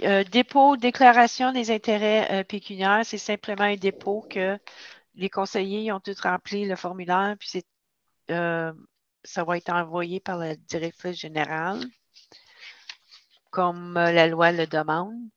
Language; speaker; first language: French; native; French